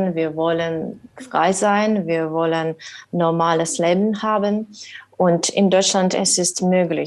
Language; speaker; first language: German; non-native, learner; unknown